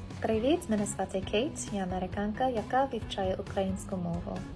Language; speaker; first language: Ukrainian; non-native, learner; English